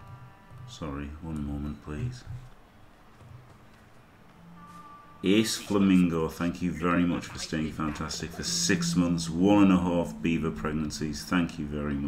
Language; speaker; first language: English; native; English